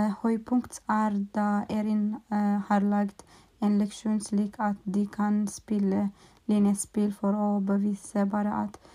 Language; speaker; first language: Swedish; non-native, learner; Norwegian